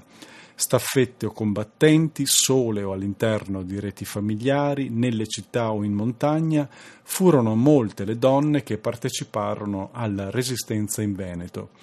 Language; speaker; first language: Italian; native; Italian